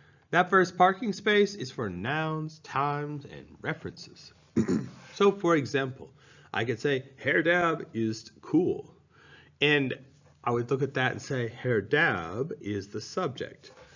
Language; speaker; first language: English; native; English